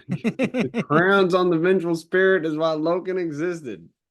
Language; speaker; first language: English; native; English